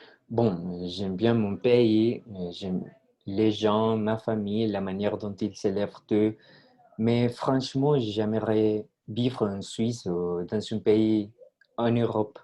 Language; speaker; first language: French; non-native, learner; Spanish